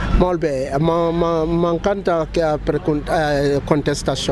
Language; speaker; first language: Catalan; non-native, learner; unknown